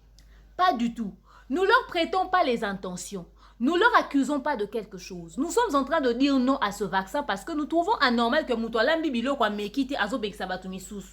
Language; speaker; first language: French; non-native, local second language; Lingala